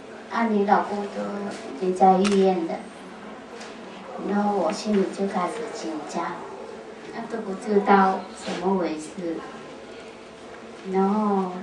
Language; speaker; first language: Chinese; non-native, fluent; Vietnamese